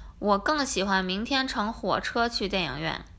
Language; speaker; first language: Chinese; non-native, learner; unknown